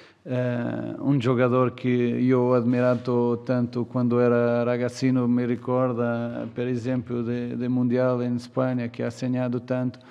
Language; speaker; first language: Italian; non-native, fluent; Portuguese